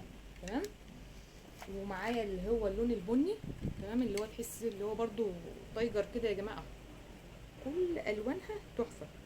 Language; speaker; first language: Arabic; native; Arabic